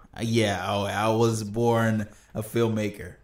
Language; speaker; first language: English; early bilingual, other home language; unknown